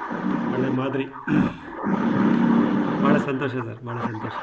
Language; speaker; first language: Kannada; native; Kannada